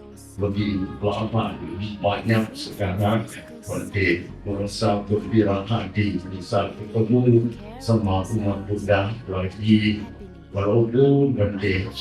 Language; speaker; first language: Indonesian; non-native, learner; Thai